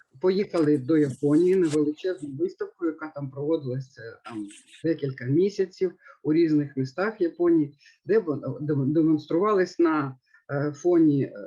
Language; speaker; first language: Ukrainian; native; Ukrainian